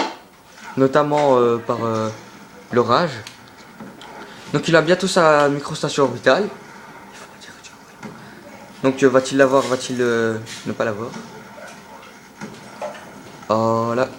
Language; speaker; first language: French; native; French